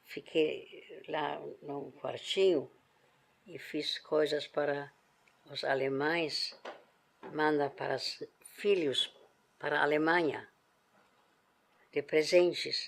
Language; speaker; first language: Portuguese; non-native, fluent; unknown